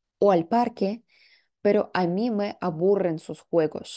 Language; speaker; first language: Spanish; non-native, fluent; Russian